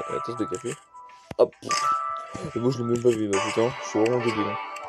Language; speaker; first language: French; native; French